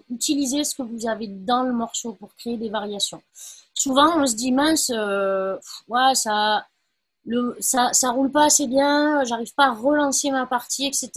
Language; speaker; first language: French; native; French